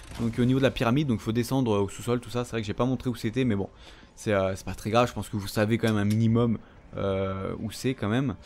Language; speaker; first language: French; native; French